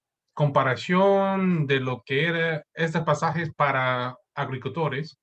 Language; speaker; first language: Spanish; non-native, fluent; English